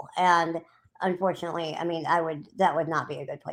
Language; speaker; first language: English; native; English